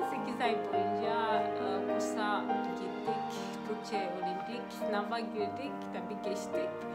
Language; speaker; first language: Turkish; non-native, fluent; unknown